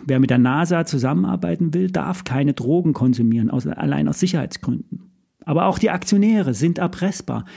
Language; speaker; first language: German; native; German